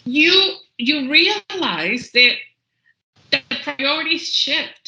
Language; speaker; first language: English; early bilingual, other home language; Spanish